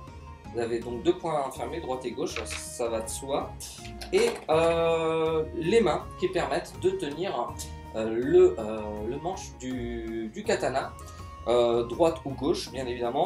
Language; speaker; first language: French; native; French